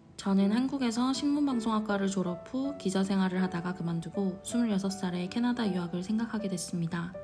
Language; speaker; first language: Korean; native; Korean